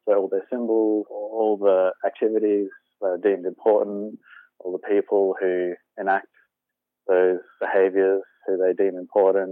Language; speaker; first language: English; native; English